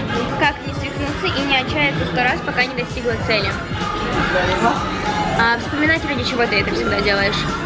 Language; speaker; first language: Russian; native; Russian